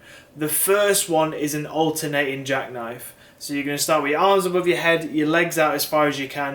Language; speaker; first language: English; native; English